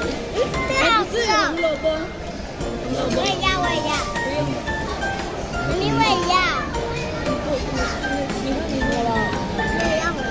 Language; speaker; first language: Chinese; early bilingual, other home language; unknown